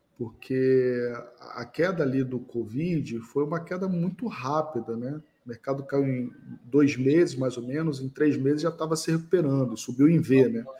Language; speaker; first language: Portuguese; native; Portuguese